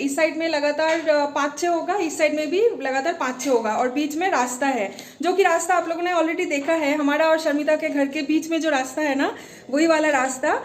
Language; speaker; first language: Hindi; non-native, local second language; Bangla